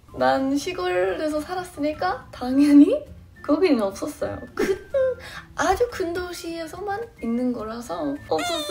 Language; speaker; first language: Korean; non-native, fluent; English